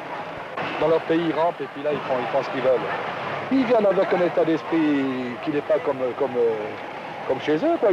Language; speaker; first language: French; native; French